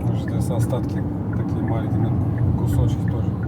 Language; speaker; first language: Russian; non-native, local second language; Kyrgyz